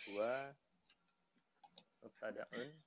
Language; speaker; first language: Arabic; non-native, learner; Indonesian